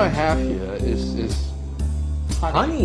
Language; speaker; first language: English; native; English